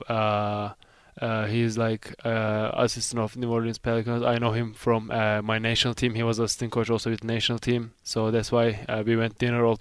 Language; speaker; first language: English; non-native, fluent; Turkish